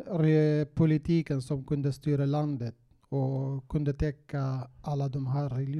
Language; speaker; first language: Swedish; non-native, fluent; Kurdish